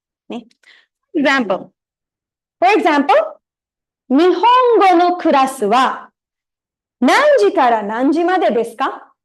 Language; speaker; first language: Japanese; non-native, fluent; Tamil